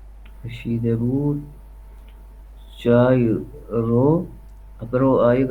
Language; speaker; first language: Persian; non-native, learner; Urdu